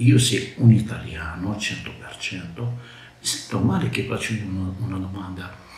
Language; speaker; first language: Italian; non-native, learner; Arabic